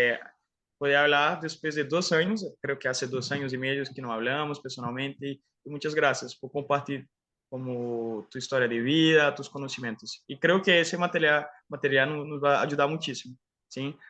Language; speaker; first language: Spanish; non-native, fluent; Portuguese